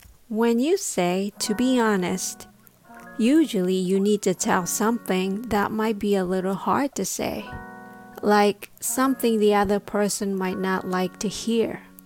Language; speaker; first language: English; non-native, fluent; Japanese